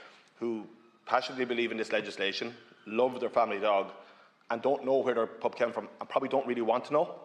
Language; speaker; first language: English; native; English